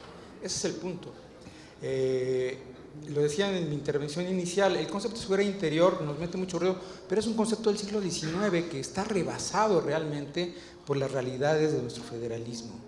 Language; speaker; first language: Spanish; native; Spanish